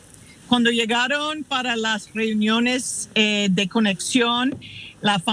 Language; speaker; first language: Spanish; non-native, fluent; English